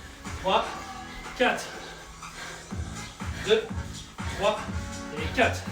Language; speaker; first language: French; native; French